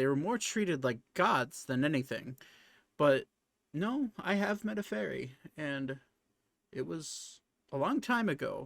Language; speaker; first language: English; native; English